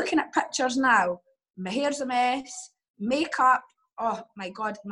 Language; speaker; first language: English; native; English